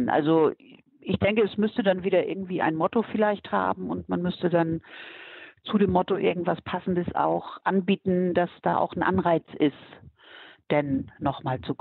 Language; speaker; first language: German; native; German